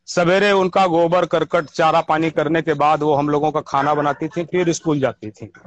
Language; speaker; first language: Hindi; native; Hindi